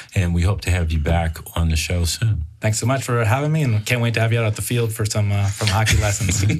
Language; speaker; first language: English; native; English